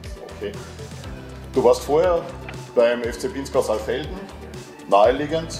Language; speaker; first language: German; native; German